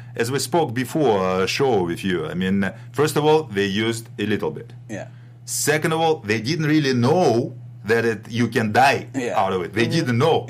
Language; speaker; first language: English; non-native, fluent; Russian